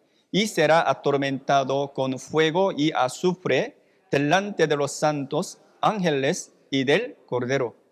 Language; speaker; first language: Spanish; non-native, fluent; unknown